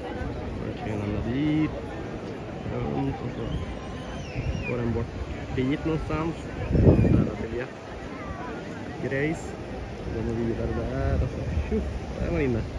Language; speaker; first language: Swedish; native; Swedish